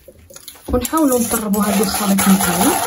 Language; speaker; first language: Arabic; native; Arabic